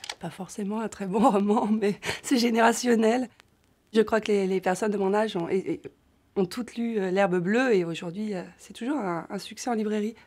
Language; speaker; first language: French; native; French